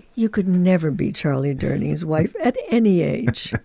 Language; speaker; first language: English; early bilingual, other home language; Spanish